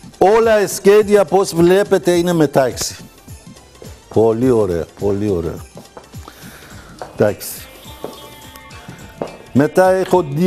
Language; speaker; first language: Greek; non-native, fluent; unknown